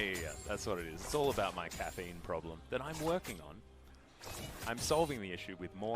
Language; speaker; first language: English; native; English